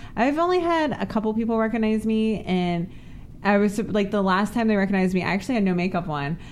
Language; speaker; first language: English; native; English